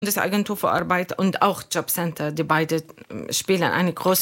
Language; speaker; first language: German; non-native, fluent; Arabic